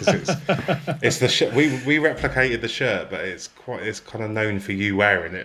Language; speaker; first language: English; native; English